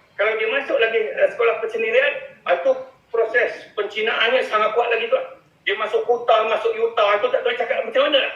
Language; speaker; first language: Malay; native; Malay